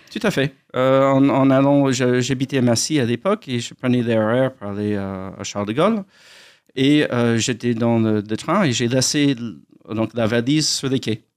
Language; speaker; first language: French; non-native, fluent; English